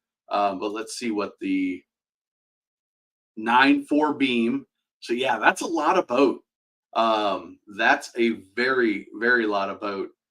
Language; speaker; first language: English; native; English